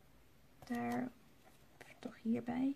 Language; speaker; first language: Dutch; native; Dutch